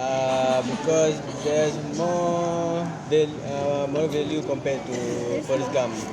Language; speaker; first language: English; non-native, learner; Malay